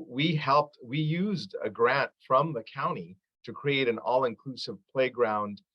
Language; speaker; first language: English; early bilingual, other home language; Arabic